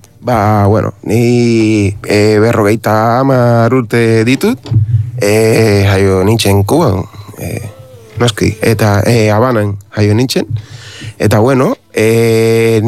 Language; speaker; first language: Basque; non-native, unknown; Spanish